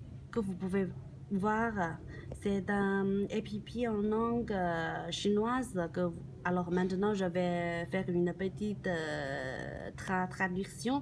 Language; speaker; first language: French; non-native, learner; Chinese